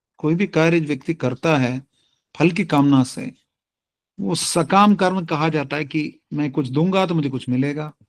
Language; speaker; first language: Hindi; non-native, local second language; Tamil